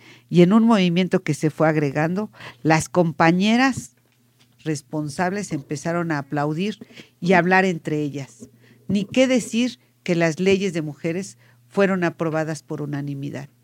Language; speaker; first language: Spanish; native; Spanish